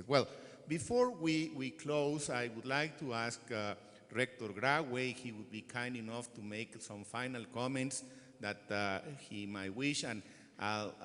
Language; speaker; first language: English; non-native, fluent; Spanish